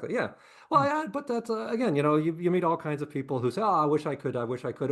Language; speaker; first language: English; native; English